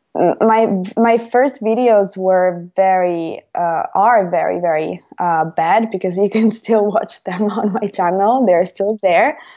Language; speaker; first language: English; non-native, fluent; Italian